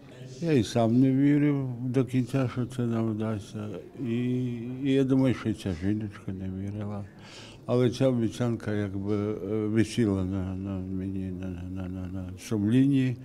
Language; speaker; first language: Ukrainian; native; Ukrainian